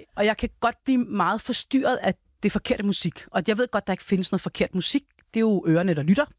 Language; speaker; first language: Danish; early bilingual, other home language; Urdu